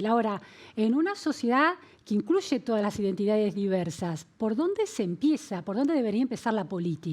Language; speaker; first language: Spanish; native; Spanish